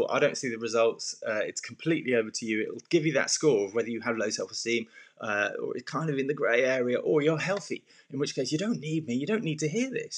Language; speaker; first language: English; native; English